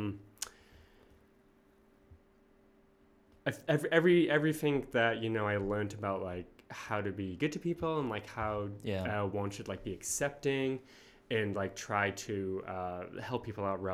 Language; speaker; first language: English; native; English